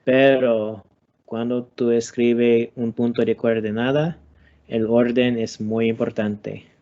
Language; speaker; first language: Spanish; non-native, learner; English